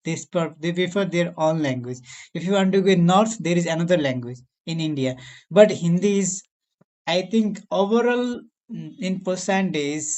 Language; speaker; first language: English; non-native, learner; Nepali